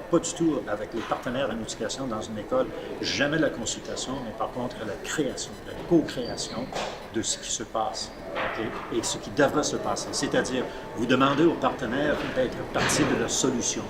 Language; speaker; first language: French; native; French